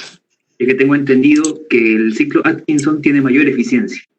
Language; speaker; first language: Spanish; native; Spanish